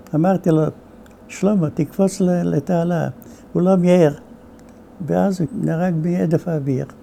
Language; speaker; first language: Hebrew; non-native, fluent; Romanian